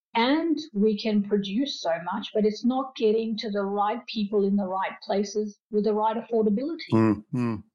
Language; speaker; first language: English; early bilingual, other home language; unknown